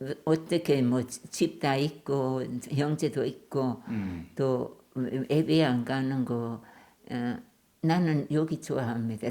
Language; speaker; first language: Korean; non-native, learner; German